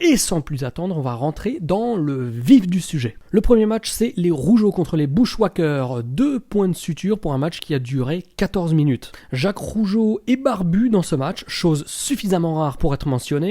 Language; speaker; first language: French; native; French